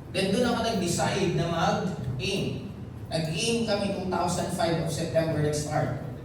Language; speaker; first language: Filipino; non-native, local second language; Bikol